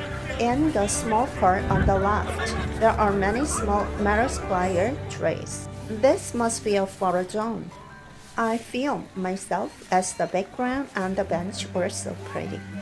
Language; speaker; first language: English; non-native, fluent; Korean